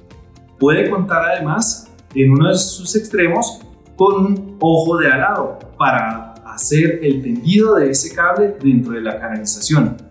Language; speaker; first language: Spanish; native; Spanish